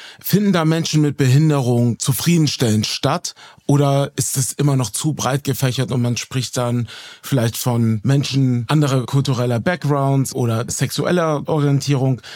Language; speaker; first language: German; native; German